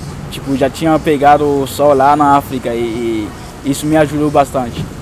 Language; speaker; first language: Portuguese; non-native, fluent; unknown